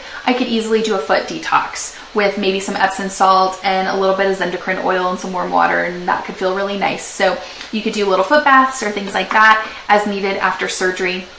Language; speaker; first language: English; native; English